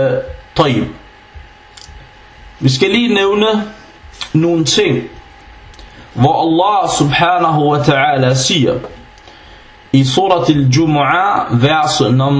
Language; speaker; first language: Danish; non-native, fluent; Arabic